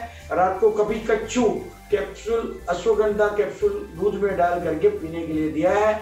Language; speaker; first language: Hindi; non-native, local second language; Gujarati